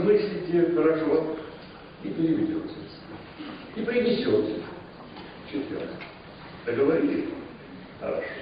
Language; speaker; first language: Russian; non-native, fluent; English